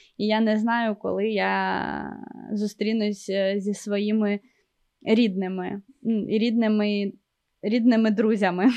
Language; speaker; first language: Ukrainian; non-native, local second language; Russian